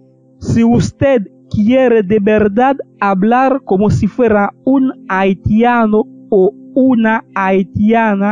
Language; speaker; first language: Spanish; non-native, fluent; Haitian Creole